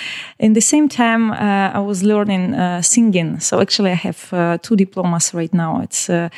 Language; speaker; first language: English; non-native, learner; Ukrainian